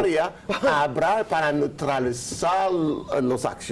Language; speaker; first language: Spanish; non-native, learner; Haitian Creole